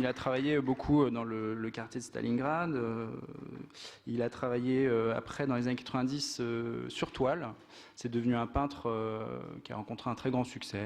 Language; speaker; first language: French; native; French